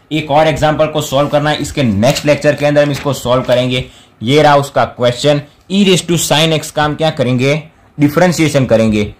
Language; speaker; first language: Hindi; non-native, local second language; Gujarati